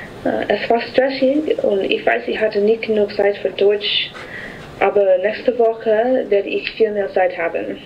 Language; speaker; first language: German; non-native, learner; English